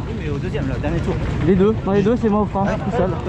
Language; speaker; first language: French; native; French